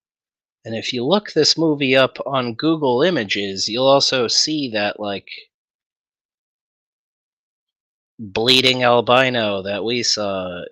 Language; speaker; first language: English; native; English